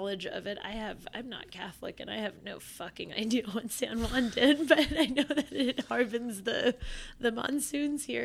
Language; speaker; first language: English; native; English